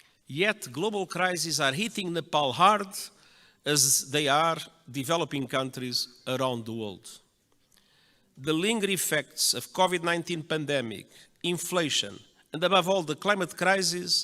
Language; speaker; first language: English; non-native, fluent; Portuguese